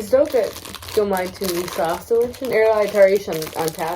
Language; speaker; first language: Irish; non-native, learner; English